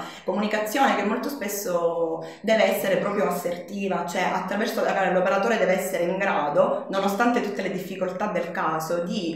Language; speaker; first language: Italian; native; Italian